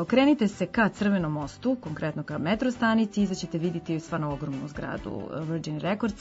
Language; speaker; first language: Serbian; native; Serbian